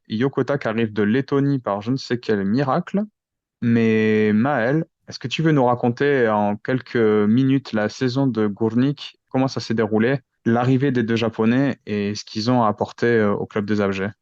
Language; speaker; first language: French; native; French